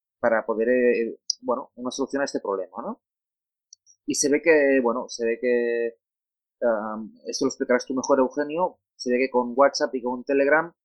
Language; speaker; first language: Spanish; non-native, local second language; Catalan